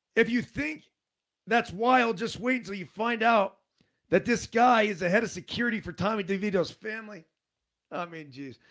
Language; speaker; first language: English; native; English